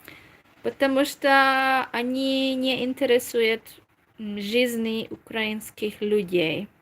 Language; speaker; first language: Russian; non-native, learner; Hungarian